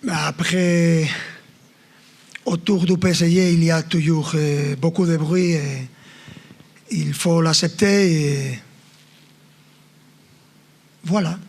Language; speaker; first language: French; non-native, fluent; Spanish